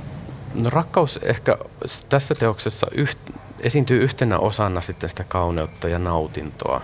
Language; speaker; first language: Finnish; native; Finnish